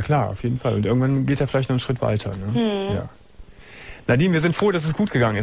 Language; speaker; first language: German; native; German